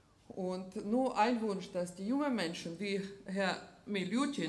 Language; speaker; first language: German; non-native, fluent; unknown